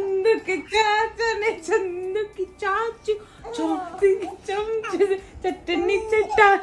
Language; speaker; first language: Hindi; native; Hindi